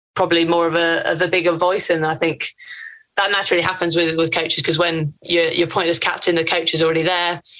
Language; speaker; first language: English; native; English